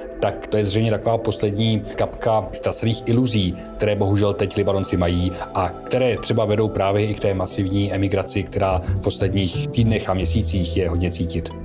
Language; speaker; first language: Czech; native; Czech